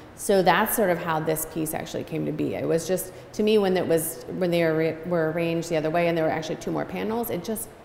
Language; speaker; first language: English; native; English